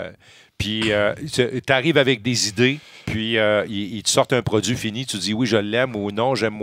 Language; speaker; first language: French; native; French